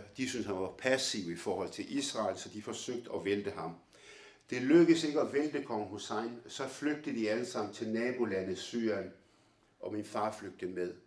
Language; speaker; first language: Danish; early bilingual, other home language; Arabic